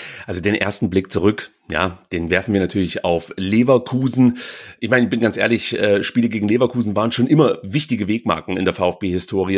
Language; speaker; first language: German; native; German